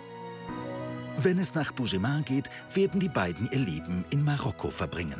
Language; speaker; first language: German; native; German